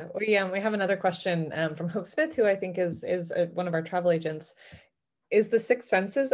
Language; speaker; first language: English; native; English